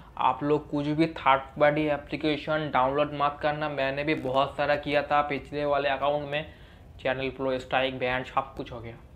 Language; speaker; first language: Hindi; non-native, local second language; Bangla